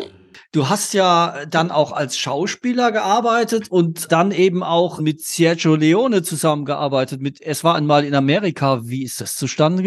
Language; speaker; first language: German; native; German